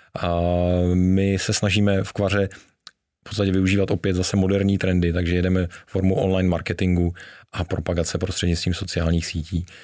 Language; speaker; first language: Czech; native; Czech